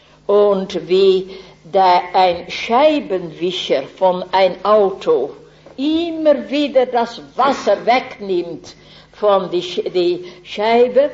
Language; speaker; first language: German; non-native, fluent; Dutch